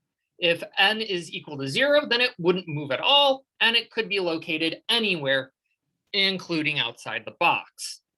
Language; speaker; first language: English; native; English